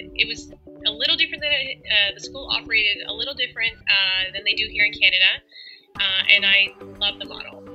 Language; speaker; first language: English; native; English